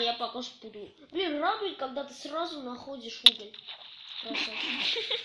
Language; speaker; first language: Russian; native; Russian